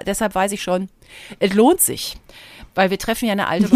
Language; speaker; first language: German; native; German